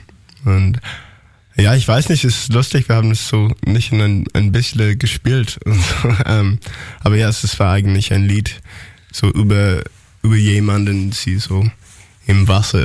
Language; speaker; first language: German; non-native, learner; English